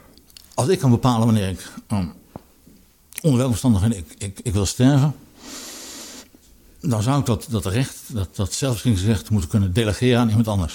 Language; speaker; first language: Dutch; native; Dutch